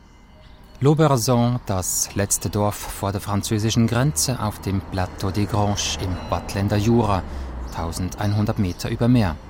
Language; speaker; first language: German; native; German